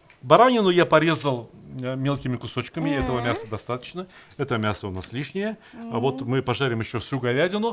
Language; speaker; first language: Russian; native; Russian